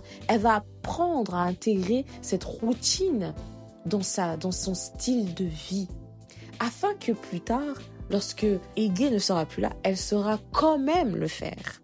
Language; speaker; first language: French; native; French